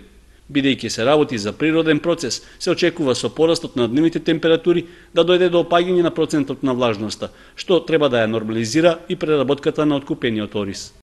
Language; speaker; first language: Macedonian; native; Macedonian